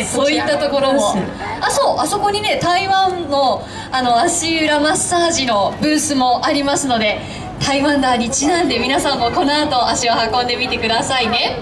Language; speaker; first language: Japanese; native; Japanese